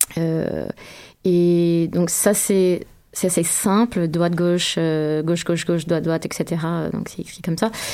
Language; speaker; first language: French; non-native, fluent; English